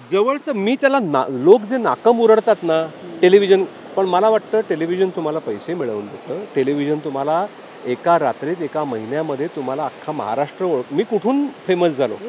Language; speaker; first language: Marathi; native; Marathi